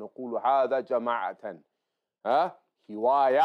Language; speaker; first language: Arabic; non-native, fluent; English